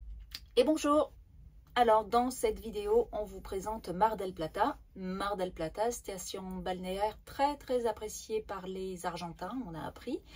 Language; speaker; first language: French; native; French